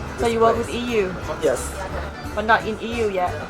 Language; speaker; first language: English; non-native, fluent; Thai